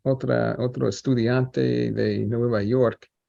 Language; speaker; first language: Spanish; non-native, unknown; English